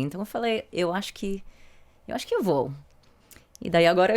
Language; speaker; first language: Portuguese; early bilingual, heritage; English